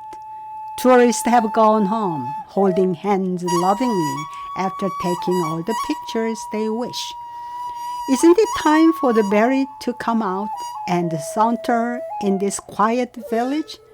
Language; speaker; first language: English; non-native, fluent; Korean